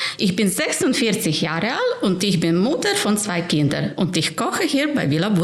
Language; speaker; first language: German; non-native, fluent; Ukrainian